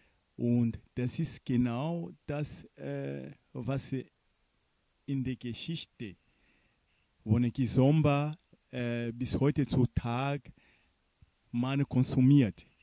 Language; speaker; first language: German; non-native, fluent; Portuguese